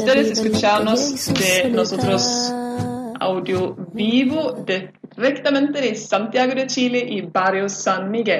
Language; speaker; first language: Spanish; non-native, learner; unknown